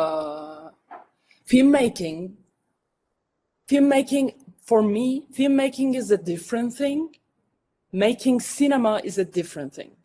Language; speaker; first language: English; non-native, fluent; Turkish